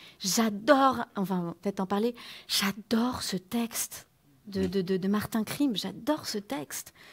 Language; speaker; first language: French; native; French